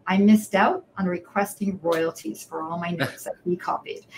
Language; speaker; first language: English; native; English